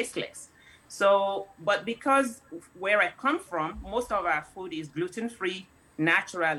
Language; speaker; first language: English; non-native, local second language; Yoruba